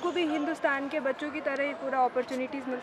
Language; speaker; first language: Hindi; native; Hindi